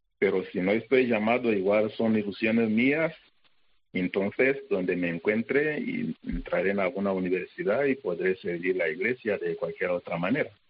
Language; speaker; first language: Spanish; non-native, fluent; Kinyarwanda